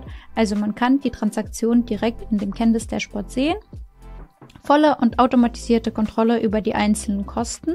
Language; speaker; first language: German; non-native, fluent; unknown